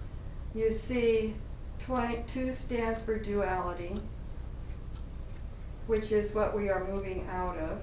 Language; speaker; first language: English; native; English